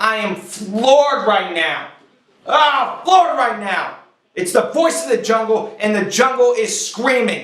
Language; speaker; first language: English; native; English